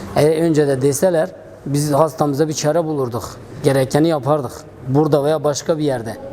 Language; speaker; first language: Turkish; non-native, local second language; Kurdish